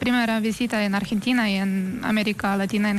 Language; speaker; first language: Spanish; non-native, fluent; Ukrainian